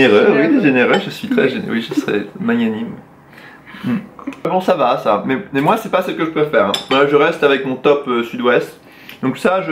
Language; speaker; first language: French; native; French